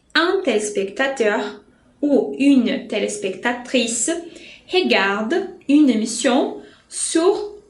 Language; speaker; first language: French; non-native, fluent; Portuguese